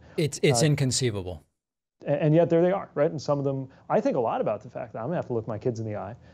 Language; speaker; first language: English; native; English